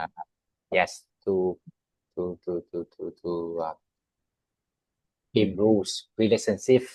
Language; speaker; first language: English; non-native, learner; Vietnamese